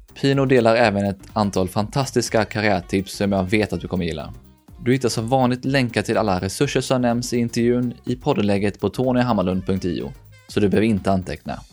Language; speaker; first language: Swedish; native; Swedish